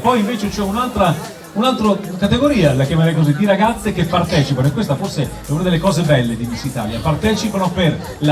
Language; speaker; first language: Italian; native; Italian